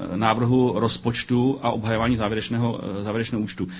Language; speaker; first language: Czech; native; Czech